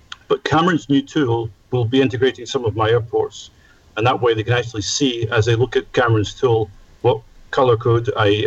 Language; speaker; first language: English; native; English